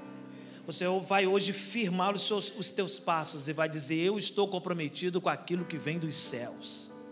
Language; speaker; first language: Portuguese; native; Portuguese